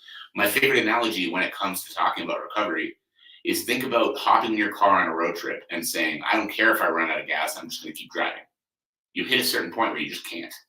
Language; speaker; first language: English; native; English